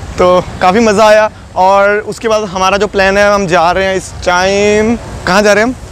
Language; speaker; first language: Hindi; non-native, local second language; Punjabi